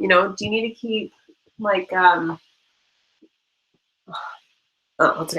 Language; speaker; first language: English; native; English